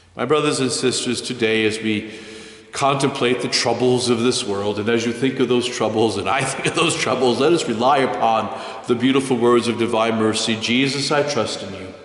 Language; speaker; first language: English; native; English